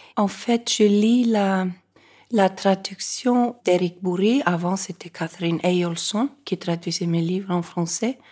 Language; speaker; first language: French; non-native, fluent; Icelandic